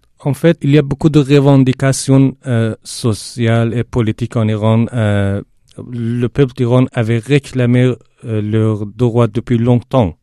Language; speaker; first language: French; non-native, fluent; Persian